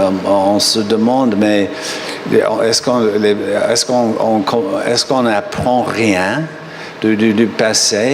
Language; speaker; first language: French; non-native, fluent; English